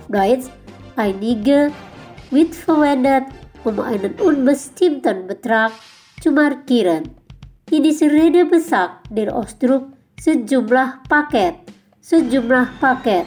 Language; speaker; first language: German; non-native, fluent; Indonesian